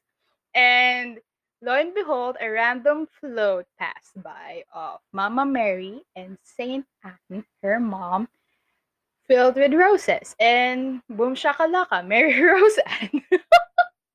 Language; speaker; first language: English; non-native, local second language; Filipino